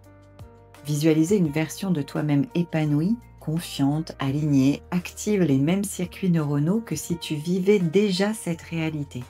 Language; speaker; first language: French; native; French